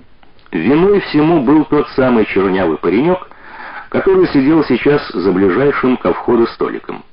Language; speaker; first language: Russian; native; Russian